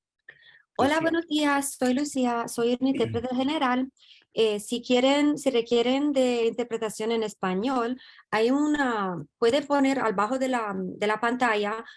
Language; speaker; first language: Spanish; non-native, fluent; English